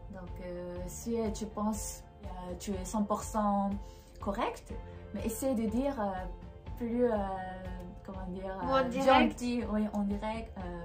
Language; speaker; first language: French; non-native, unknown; Japanese